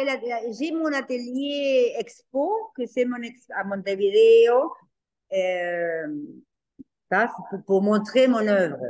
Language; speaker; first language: French; non-native, learner; Spanish